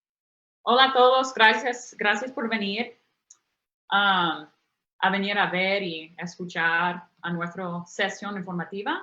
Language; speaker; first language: Spanish; non-native, fluent; English